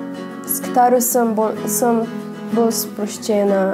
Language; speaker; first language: Slovenian; early bilingual, other home language; Portuguese